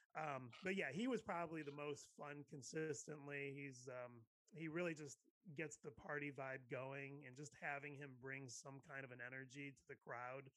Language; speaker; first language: English; native; English